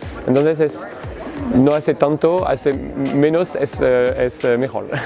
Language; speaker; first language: Spanish; non-native, fluent; French